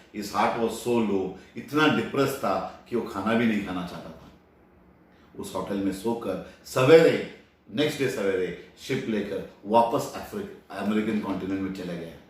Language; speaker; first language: Hindi; non-native, local second language; Marathi